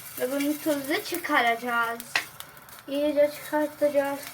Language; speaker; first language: Turkish; non-native, learner; Urdu